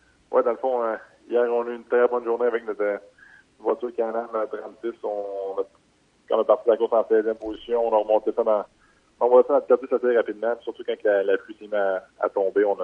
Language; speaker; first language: French; native; French